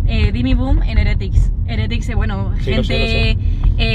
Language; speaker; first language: Spanish; non-native, local second language; German